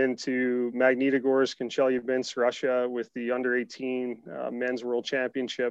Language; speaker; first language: English; native; English